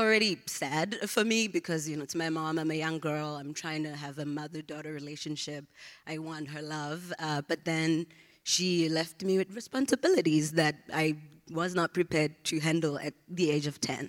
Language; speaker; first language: English; non-native, local second language; Zulu